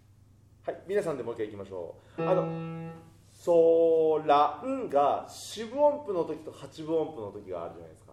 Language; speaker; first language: Japanese; native; Japanese